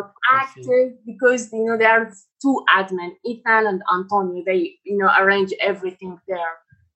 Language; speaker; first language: English; non-native, fluent; Arabic